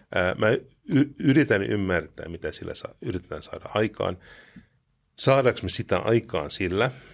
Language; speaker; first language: Finnish; early bilingual, heritage; Finnish